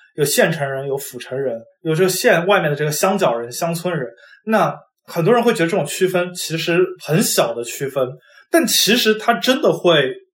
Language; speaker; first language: Chinese; non-native, local second language; Wu Chinese